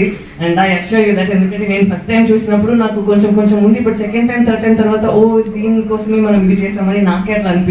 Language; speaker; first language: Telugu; non-native, local second language; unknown